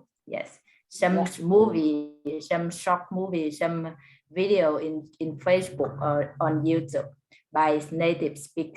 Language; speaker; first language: English; non-native, learner; Vietnamese